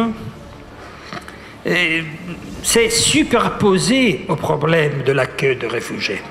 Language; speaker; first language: French; non-native, fluent; Italian